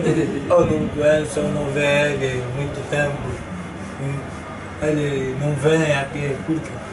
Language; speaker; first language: Portuguese; non-native, learner; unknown